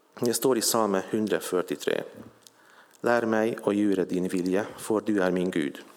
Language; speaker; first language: Swedish; non-native, fluent; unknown